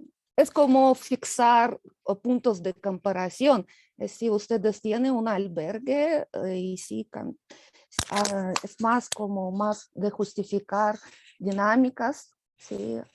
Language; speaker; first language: Spanish; non-native, learner; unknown